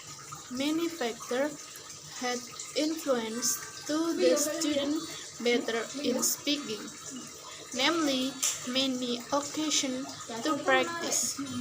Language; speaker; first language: English; non-native, learner; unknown